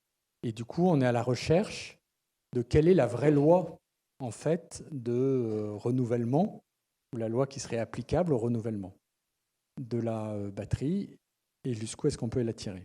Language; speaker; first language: French; native; French